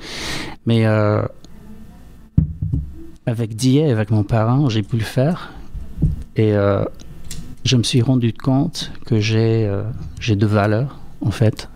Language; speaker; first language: French; non-native, fluent; English